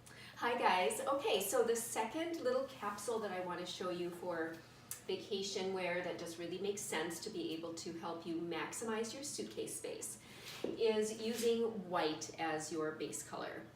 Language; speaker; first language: English; native; English